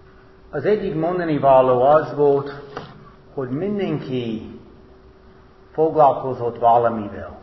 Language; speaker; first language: Hungarian; non-native, fluent; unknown